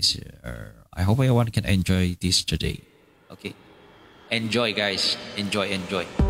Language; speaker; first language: English; non-native, learner; Chinese